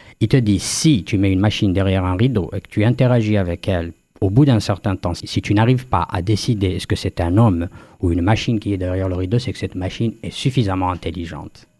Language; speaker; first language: French; non-native, local second language; Kabyle